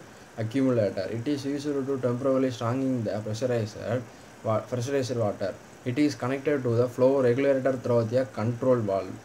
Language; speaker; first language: English; non-native, local second language; Tamil